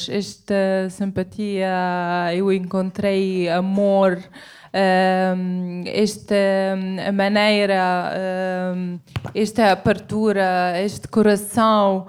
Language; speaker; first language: Portuguese; non-native, fluent; Arabic